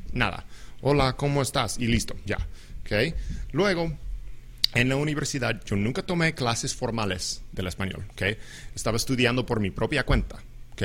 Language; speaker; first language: Spanish; non-native, fluent; English